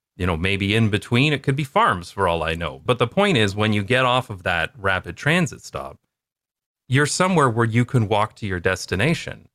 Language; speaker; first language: English; native; English